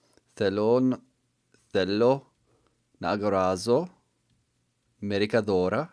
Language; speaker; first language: Greek; non-native, learner; English